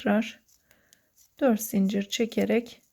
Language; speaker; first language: Turkish; native; Turkish